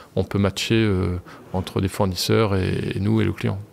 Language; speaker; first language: French; native; French